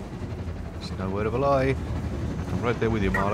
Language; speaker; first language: English; native; English